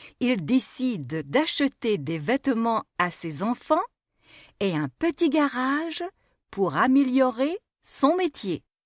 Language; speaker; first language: French; non-native, local second language; Arabic